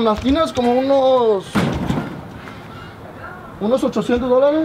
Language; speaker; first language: Spanish; early bilingual, heritage; Spanish